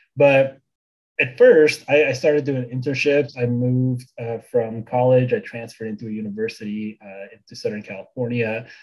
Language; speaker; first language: English; early bilingual, other home language; Bulgarian